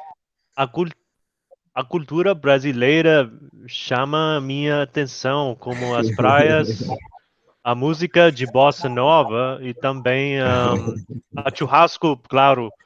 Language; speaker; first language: Portuguese; non-native, learner; English